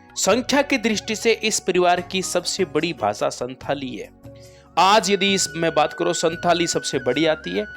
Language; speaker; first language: Hindi; native; Hindi